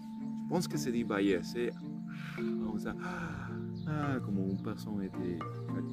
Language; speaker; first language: French; non-native, learner; Spanish